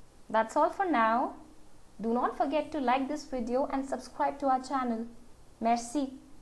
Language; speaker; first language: English; non-native, local second language; Hindi